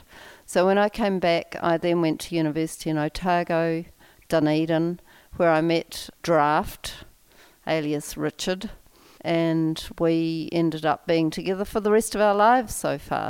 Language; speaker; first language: English; native; English